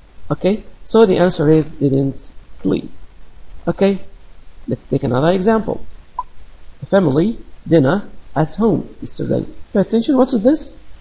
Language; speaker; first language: English; non-native, fluent; Arabic